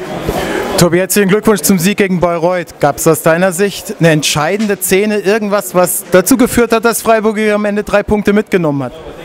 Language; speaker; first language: German; native; German